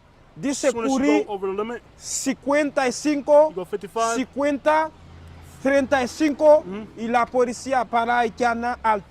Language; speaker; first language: Spanish; non-native, learner; Haitian Creole